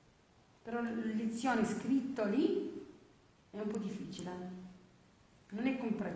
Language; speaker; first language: Italian; non-native, learner; Arabic